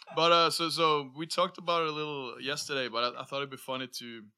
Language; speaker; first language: English; non-native, fluent; Norwegian